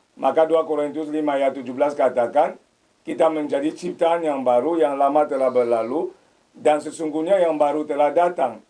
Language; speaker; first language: Indonesian; non-native, fluent; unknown